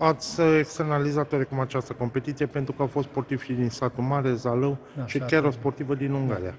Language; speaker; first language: Romanian; native; Romanian